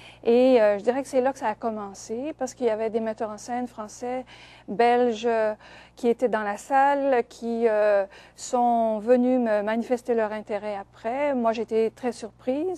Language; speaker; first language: French; native; French